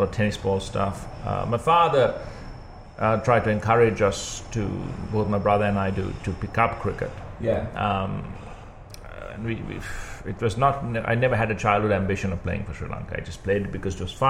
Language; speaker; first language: English; non-native, local second language; Sinhala